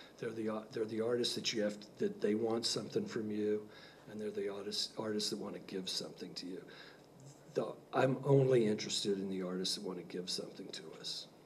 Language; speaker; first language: English; native; English